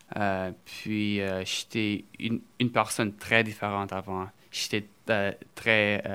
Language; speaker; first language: French; early bilingual, other home language; Portuguese